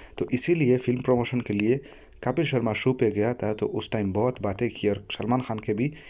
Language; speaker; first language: Hindi; non-native, local second language; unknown